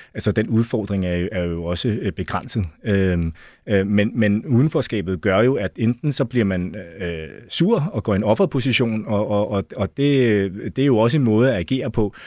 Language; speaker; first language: Danish; early bilingual, other home language; Chinese